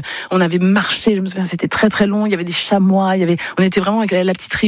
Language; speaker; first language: French; native; French